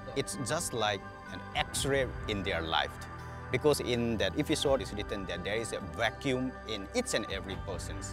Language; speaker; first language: English; non-native, local second language; Manipuri